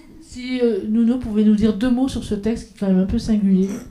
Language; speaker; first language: French; native; French